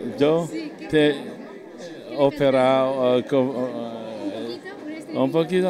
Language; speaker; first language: Italian; non-native, learner; Spanish